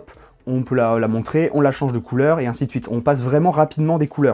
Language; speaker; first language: French; native; French